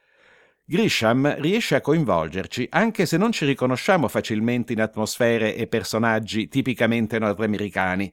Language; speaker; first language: Italian; native; Italian